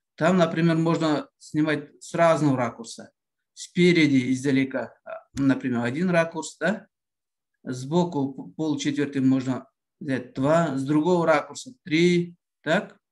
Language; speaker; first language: Russian; non-native, local second language; Kazakh